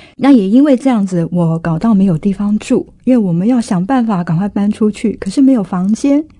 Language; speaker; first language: Chinese; native; Chinese